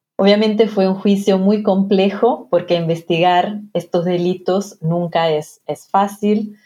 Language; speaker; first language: Spanish; non-native, fluent; Italian